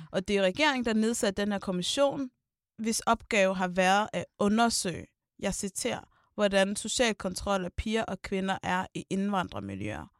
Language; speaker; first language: Danish; native; Danish